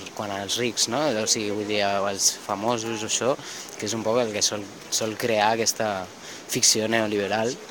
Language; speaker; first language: Catalan; native; Catalan